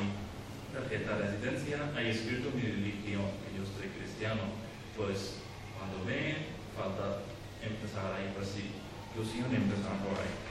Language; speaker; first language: Spanish; non-native, learner; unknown